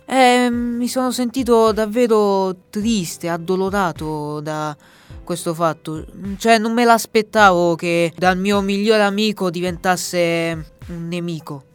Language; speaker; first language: Italian; early bilingual, other home language; Bangla